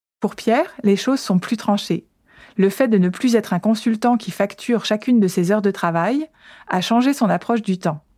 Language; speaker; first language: French; native; French